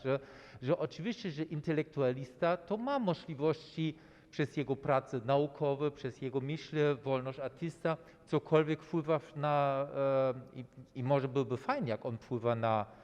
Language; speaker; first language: Polish; non-native, fluent; German